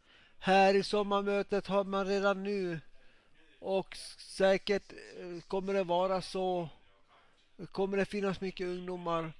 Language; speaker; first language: Swedish; non-native, local second language; Finnish